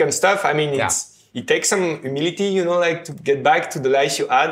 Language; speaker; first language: English; non-native, fluent; French